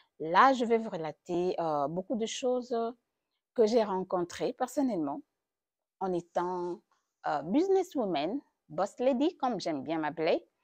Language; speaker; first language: French; non-native, local second language; Lingala